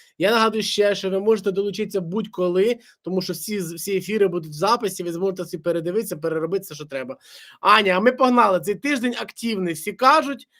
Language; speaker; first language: Ukrainian; native; Ukrainian